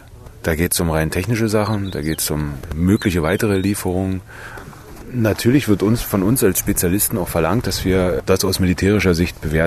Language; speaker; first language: German; native; German